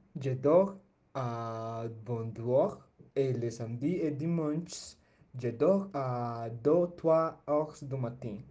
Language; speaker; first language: French; non-native, learner; Spanish